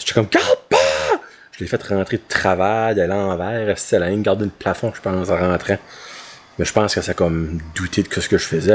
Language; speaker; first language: French; native; French